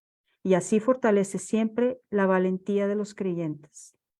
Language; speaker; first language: Spanish; native; Spanish